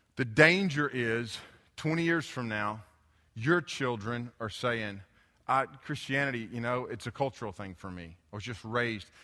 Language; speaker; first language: English; native; English